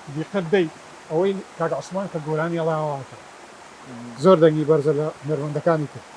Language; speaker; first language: Central Kurdish; non-native, local second language; Gurani